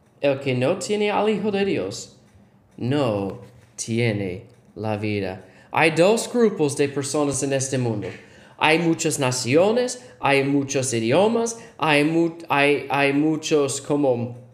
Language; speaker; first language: Spanish; non-native, learner; English